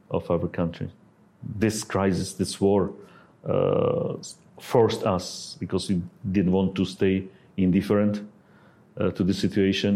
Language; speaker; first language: English; non-native, fluent; Ukrainian